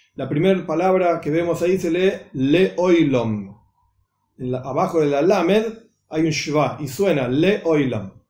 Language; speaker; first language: Spanish; native; Spanish